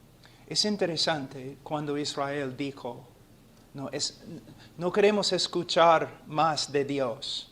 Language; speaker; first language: Spanish; non-native, fluent; English